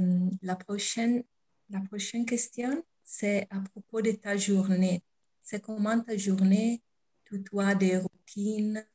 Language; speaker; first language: French; non-native, fluent; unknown